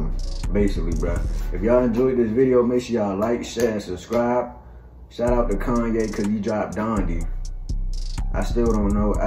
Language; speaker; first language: English; native; English